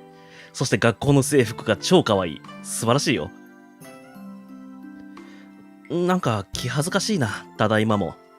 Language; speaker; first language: Japanese; native; Japanese